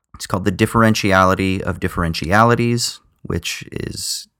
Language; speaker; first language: English; native; English